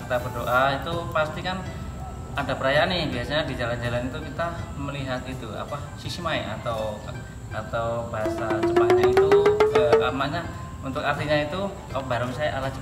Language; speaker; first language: Indonesian; native; Indonesian